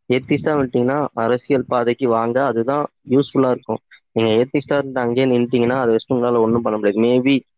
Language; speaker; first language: Tamil; native; Tamil